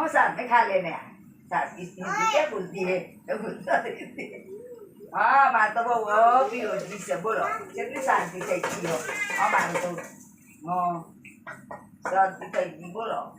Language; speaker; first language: Hindi; non-native, local second language; Gujarati